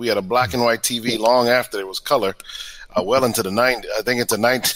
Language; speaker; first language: English; native; English